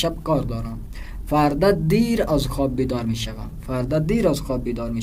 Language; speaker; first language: Persian; non-native, fluent; Urdu